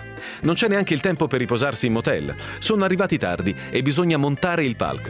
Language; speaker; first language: Italian; native; Italian